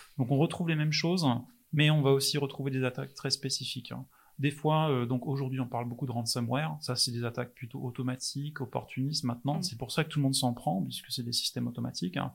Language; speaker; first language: French; non-native, fluent; English